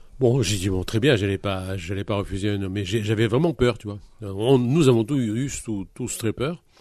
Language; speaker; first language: French; native; French